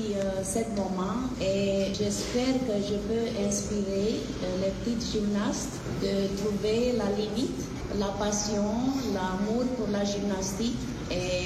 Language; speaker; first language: French; non-native, learner; Romanian